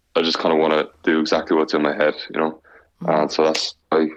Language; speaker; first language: English; native; English